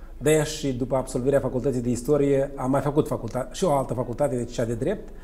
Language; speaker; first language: Romanian; native; Romanian